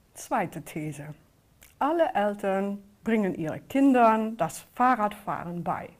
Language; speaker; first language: German; non-native, fluent; Dutch